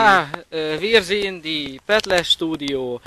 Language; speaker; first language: German; non-native, learner; Hungarian